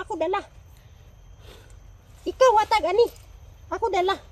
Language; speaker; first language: Cebuano; non-native, local second language; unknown